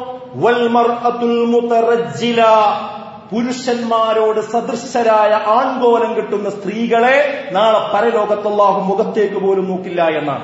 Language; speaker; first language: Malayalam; native; Malayalam